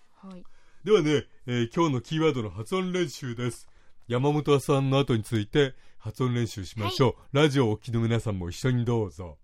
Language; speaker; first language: Japanese; native; Japanese